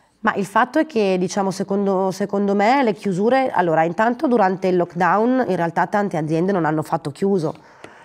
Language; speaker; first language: Italian; native; Italian